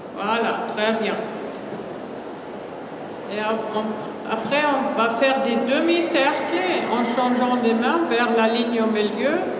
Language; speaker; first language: French; non-native, fluent; German